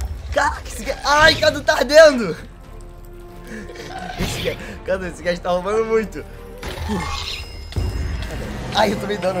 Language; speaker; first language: Portuguese; native; Portuguese